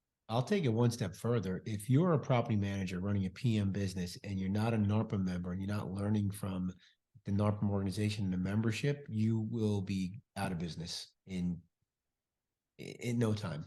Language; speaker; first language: English; native; English